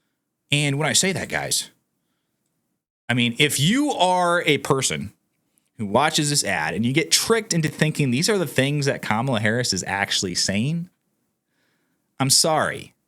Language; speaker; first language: English; native; English